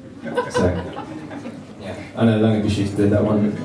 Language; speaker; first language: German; early bilingual, heritage; English